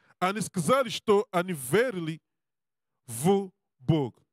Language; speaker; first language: Russian; non-native, learner; Serbian